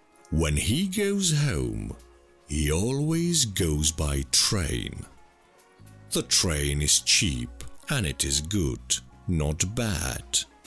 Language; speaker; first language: English; non-native, fluent; Czech